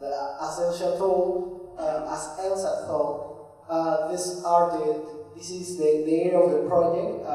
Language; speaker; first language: English; non-native, fluent; Spanish